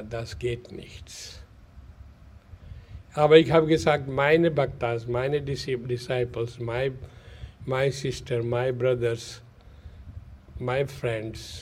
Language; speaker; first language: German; non-native, learner; Hindi